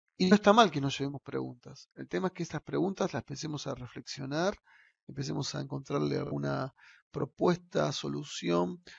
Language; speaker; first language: Spanish; native; Spanish